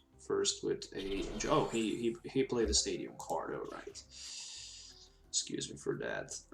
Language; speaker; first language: English; non-native, fluent; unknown